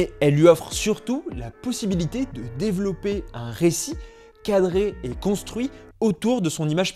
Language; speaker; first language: French; native; French